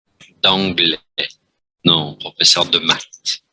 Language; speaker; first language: French; non-native, fluent; Vietnamese